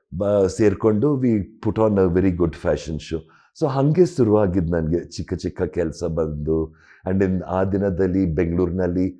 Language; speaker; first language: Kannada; non-native, local second language; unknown